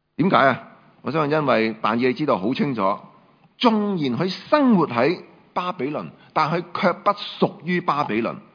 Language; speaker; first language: Chinese; non-native, local second language; Cantonese